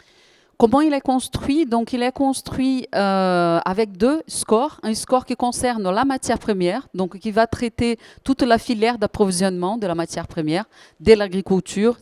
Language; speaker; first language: French; native; French